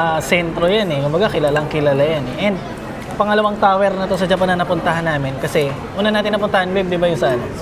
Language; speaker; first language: Filipino; native; Filipino